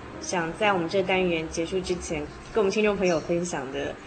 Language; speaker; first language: Chinese; native; Chinese